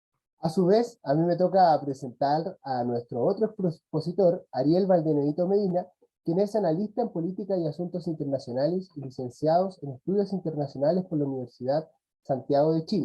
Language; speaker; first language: Spanish; native; Spanish